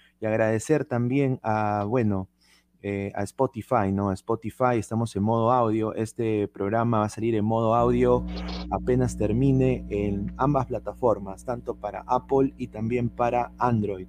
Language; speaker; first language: Spanish; native; Spanish